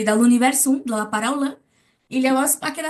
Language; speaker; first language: Catalan; non-native, learner; Portuguese